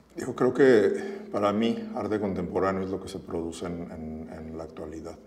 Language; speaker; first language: Spanish; native; Spanish